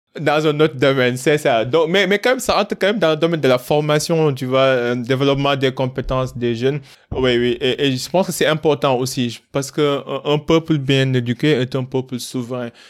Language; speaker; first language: French; non-native, local second language; Wolof